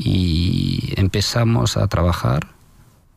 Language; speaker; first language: Spanish; non-native, fluent; French